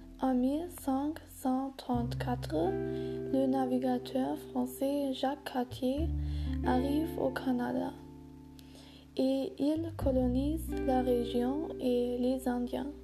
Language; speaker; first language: French; non-native, learner; German